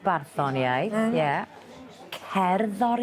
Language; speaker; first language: Welsh; native; Welsh